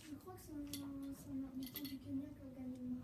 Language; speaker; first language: French; native; French